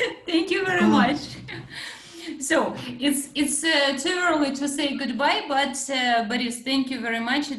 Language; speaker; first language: English; non-native, fluent; Russian